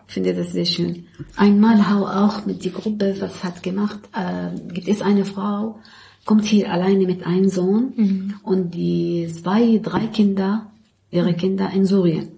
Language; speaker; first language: German; non-native, learner; Arabic